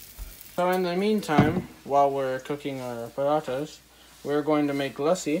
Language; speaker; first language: English; early bilingual, other home language; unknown